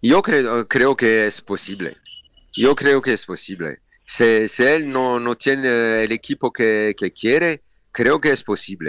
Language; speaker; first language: Spanish; non-native, learner; French